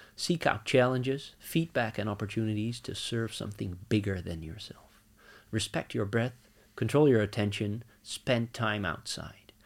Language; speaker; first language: English; non-native, fluent; Dutch